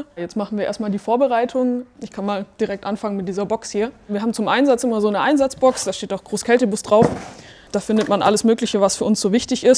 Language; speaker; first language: German; native; German